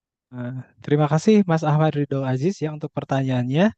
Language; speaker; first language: Indonesian; native; Indonesian